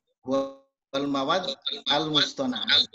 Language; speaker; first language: Arabic; non-native, fluent; Indonesian